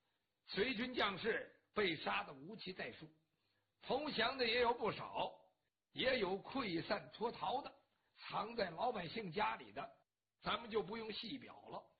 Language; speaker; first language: Chinese; native; Chinese